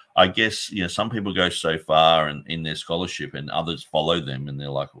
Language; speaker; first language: English; native; English